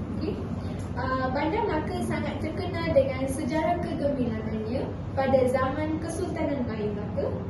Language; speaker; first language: Malay; native; Malay